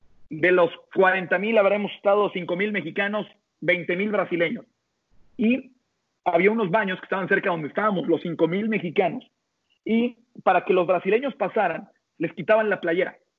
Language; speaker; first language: Spanish; native; Spanish